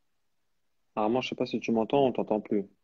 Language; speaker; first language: French; native; French